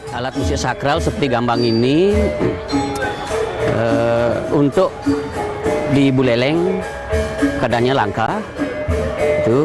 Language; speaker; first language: Indonesian; non-native, local second language; Balinese